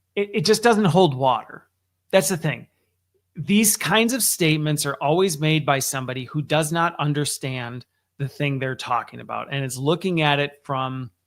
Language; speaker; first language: English; native; English